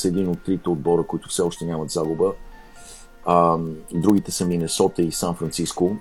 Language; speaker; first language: Bulgarian; native; Bulgarian